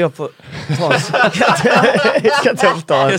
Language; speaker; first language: Swedish; native; Swedish